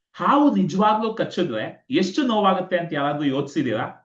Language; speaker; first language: Kannada; native; Kannada